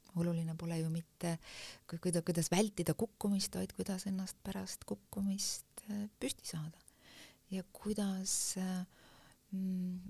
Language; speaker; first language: Estonian; native; Estonian